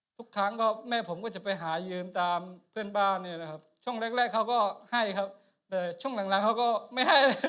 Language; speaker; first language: Thai; non-native, local second language; Akha